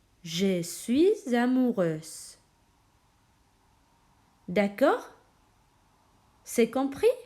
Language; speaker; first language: French; non-native, fluent; Spanish